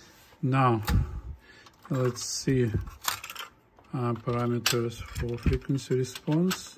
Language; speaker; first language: English; non-native, fluent; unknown